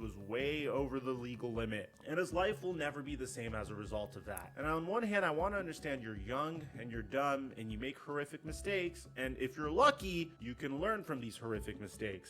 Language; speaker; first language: English; native; English